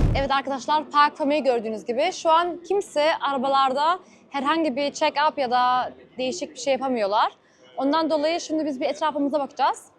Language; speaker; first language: Turkish; early bilingual, heritage; Turkish